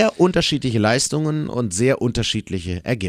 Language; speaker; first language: German; native; German